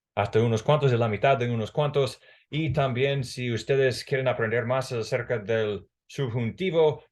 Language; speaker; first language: Spanish; non-native, fluent; English